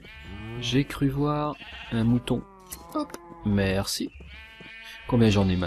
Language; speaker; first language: French; native; French